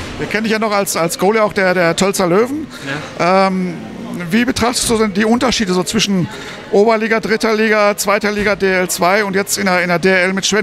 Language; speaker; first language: German; native; German